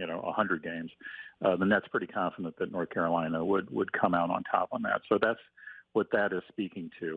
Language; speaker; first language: English; native; English